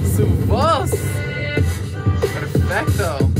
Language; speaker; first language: Spanish; non-native, learner; English